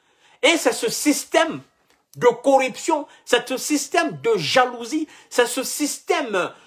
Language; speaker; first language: French; non-native, local second language; Mandingo